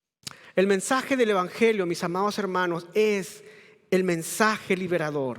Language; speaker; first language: Spanish; native; Spanish